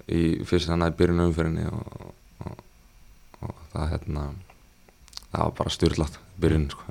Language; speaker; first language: Icelandic; early bilingual, heritage; English